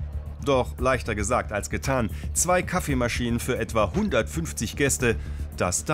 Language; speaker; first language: German; native; German